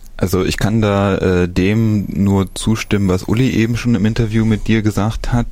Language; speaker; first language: German; native; German